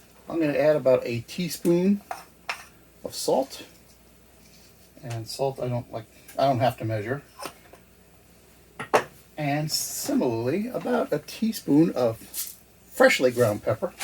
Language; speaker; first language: English; native; English